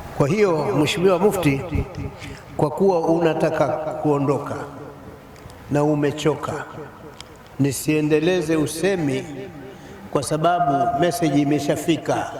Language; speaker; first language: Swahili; native; Swahili